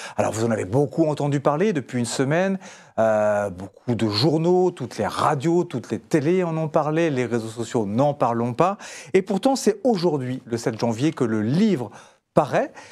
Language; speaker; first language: French; native; French